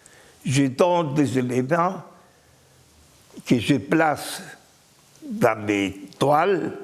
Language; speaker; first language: French; non-native, fluent; Spanish